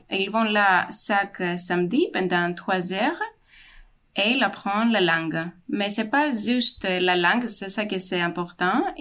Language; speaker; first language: French; non-native, fluent; Greek